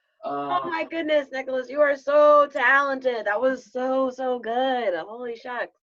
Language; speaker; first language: English; native; English